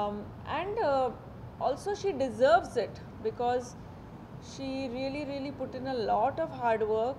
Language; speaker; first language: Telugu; non-native, fluent; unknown